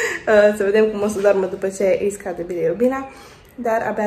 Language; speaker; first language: Romanian; native; Romanian